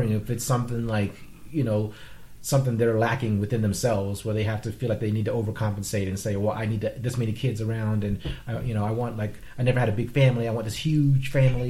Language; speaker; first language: English; non-native, fluent; Vietnamese